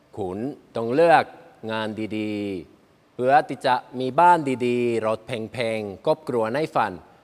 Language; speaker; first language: Thai; non-native, learner; Spanish